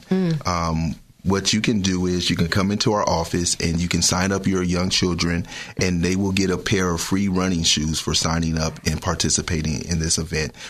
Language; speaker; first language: English; native; English